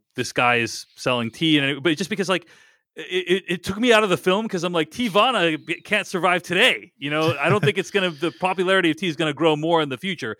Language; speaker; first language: English; early bilingual, other home language; Chinese